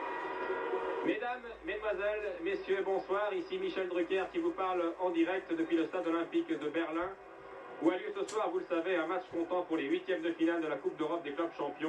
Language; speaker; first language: French; native; French